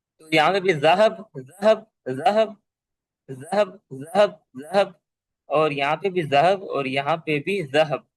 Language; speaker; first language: Urdu; native; Urdu